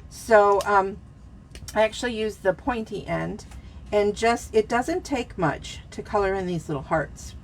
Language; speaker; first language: English; native; English